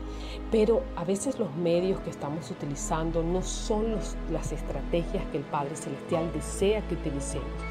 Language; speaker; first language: Spanish; native; Spanish